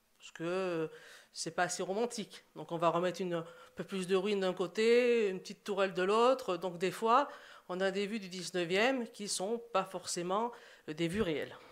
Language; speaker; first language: French; native; French